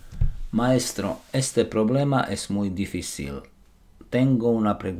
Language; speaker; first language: Spanish; non-native, learner; Slovak